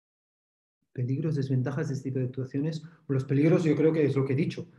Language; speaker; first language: Spanish; native; Spanish